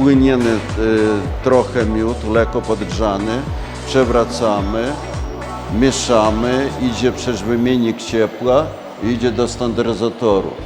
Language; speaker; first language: Polish; non-native, learner; Ukrainian